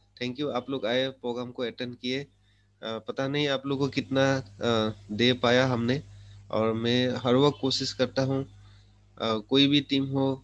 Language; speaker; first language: Hindi; non-native, local second language; Assamese